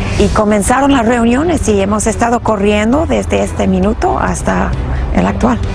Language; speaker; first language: Spanish; early bilingual, heritage; Spanish